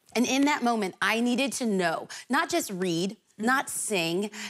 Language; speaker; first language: English; native; English